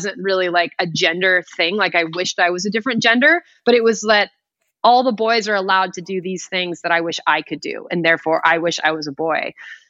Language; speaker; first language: English; native; English